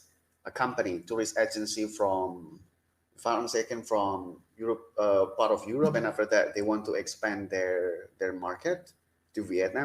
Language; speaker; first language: English; non-native, learner; Indonesian